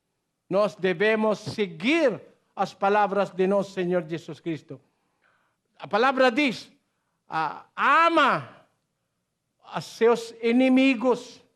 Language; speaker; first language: Portuguese; non-native, learner; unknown